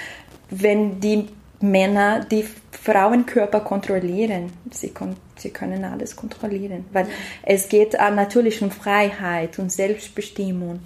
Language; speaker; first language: German; non-native, fluent; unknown